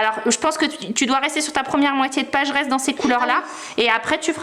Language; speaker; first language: French; native; French